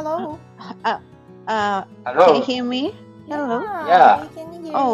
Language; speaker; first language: English; non-native, fluent; Japanese